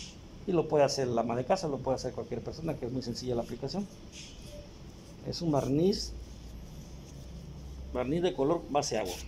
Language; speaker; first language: Spanish; native; Spanish